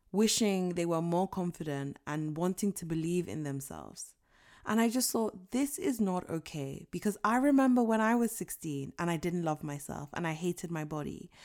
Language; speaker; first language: English; non-native, local second language; Yoruba